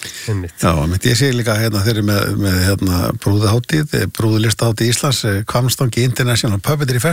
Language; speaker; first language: Icelandic; native; Icelandic